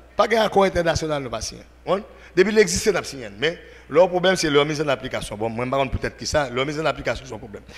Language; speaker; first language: French; non-native, local second language; Haitian Creole